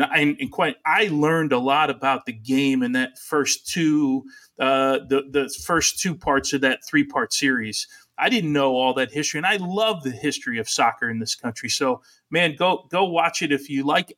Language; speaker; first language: English; early bilingual, other home language; Italian